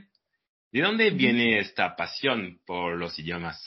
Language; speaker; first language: Spanish; non-native, fluent; French